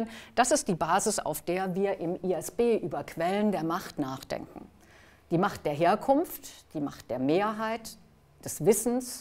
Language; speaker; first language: German; native; German